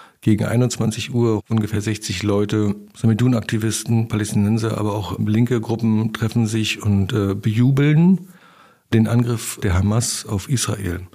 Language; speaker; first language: German; native; German